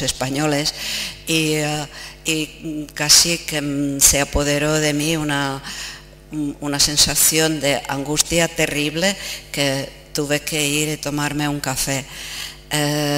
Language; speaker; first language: Spanish; non-native, fluent; Czech